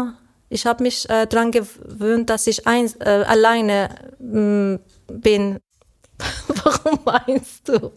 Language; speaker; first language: German; non-native, fluent; Persian